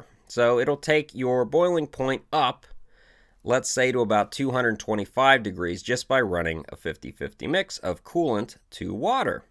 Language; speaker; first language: English; native; English